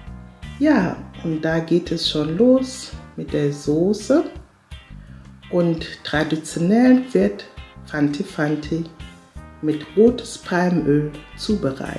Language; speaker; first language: German; non-native, fluent; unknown